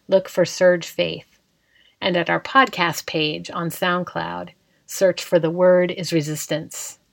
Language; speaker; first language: English; native; English